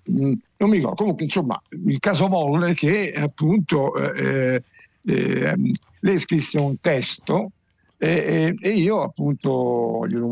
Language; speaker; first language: Italian; native; Italian